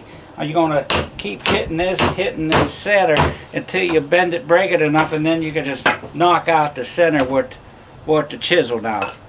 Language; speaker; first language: English; native; English